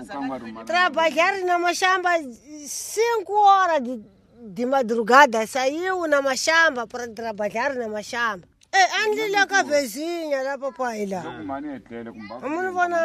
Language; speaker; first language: Portuguese; non-native, local second language; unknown